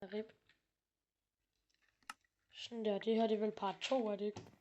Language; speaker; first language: Danish; native; Danish